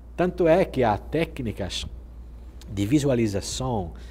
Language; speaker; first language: Portuguese; non-native, fluent; Italian